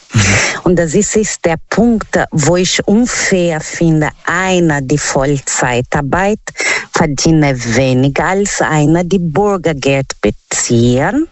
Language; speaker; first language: German; non-native, learner; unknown